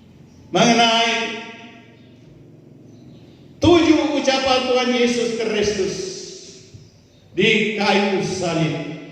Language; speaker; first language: Malay; native; Malay